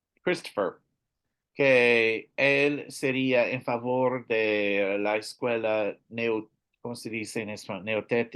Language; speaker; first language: Spanish; non-native, learner; English